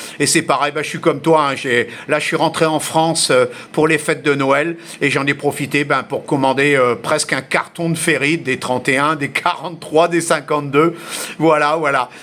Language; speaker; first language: French; early bilingual, heritage; French